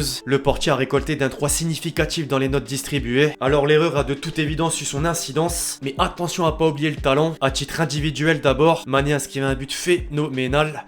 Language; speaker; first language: French; native; French